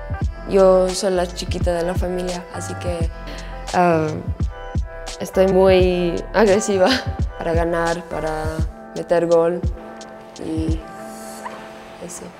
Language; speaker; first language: Spanish; early bilingual, heritage; English